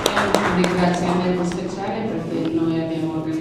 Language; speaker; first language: Italian; non-native, learner; Albanian